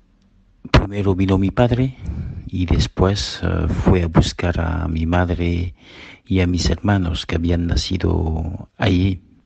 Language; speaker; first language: Spanish; early bilingual, heritage; Spanish